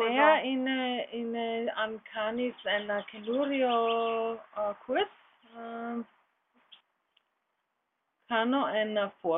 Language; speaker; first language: Greek; non-native, learner; German